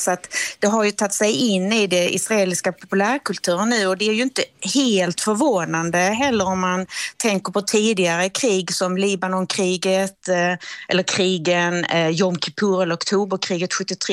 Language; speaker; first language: Swedish; native; Swedish